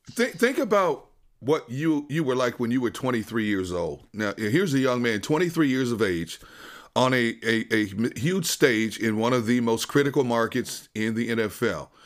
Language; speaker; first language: English; native; English